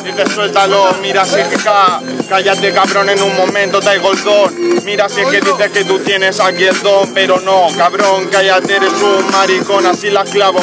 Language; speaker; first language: Spanish; native; Spanish